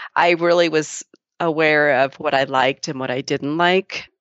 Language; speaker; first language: English; native; English